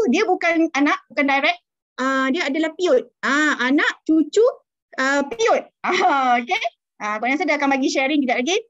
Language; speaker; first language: Malay; native; Malay